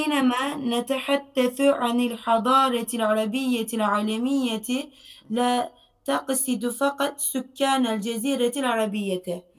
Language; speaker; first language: Arabic; non-native, learner; Turkish